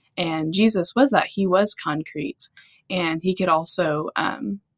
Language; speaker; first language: English; native; English